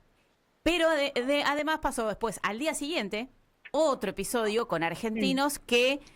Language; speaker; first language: Spanish; native; Spanish